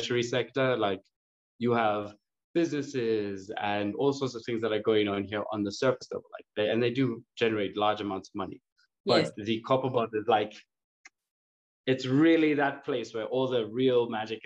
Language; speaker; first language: English; native; English